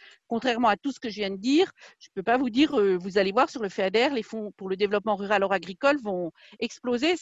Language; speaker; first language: French; native; French